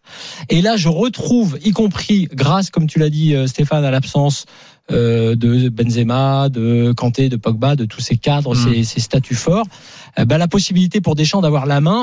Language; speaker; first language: French; native; French